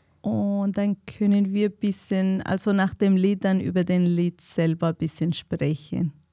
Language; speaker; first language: German; non-native, fluent; Kurdish